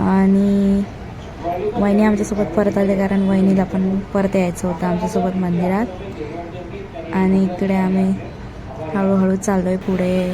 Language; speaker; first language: Marathi; native; Marathi